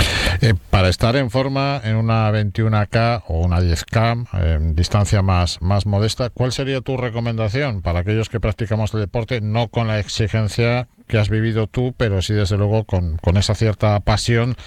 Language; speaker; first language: Spanish; native; Spanish